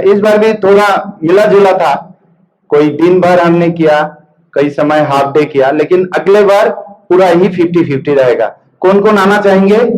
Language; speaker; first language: Hindi; non-native, local second language; Bangla